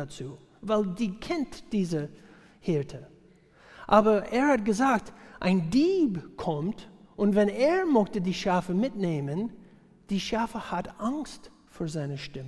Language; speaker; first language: German; non-native, fluent; English